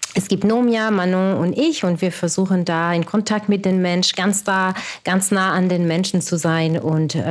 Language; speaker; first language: German; non-native, fluent; French